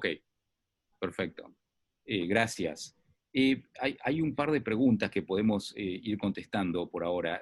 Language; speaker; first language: Spanish; native; Spanish